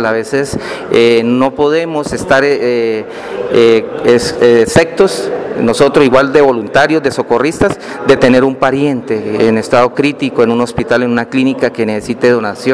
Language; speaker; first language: Spanish; native; Spanish